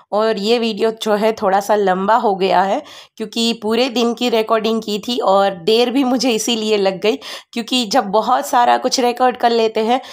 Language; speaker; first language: Hindi; non-native, local second language; Gujarati